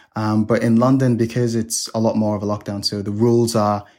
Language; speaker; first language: English; native; English